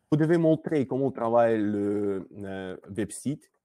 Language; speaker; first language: French; non-native, learner; Russian